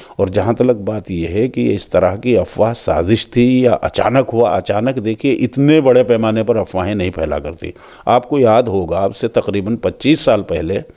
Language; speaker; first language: Hindi; native; Hindi